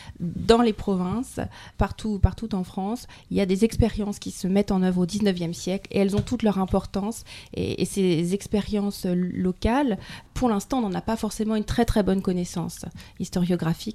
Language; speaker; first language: French; native; French